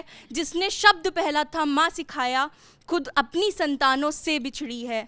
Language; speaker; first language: Hindi; native; Hindi